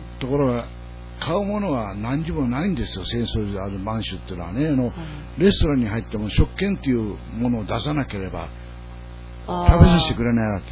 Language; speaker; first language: Japanese; native; Japanese